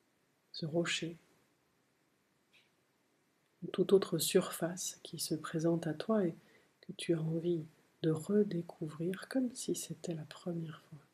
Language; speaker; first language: French; native; French